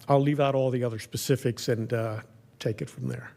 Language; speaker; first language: English; native; English